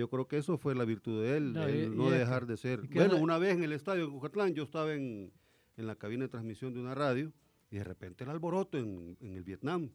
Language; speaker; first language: Spanish; native; Spanish